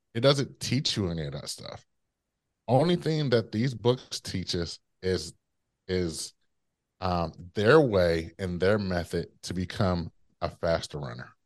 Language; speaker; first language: English; native; English